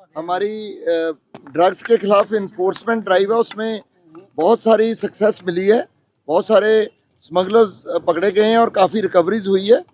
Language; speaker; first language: Hindi; non-native, local second language; Punjabi